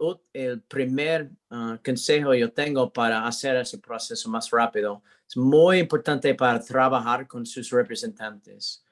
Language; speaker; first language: Spanish; non-native, learner; English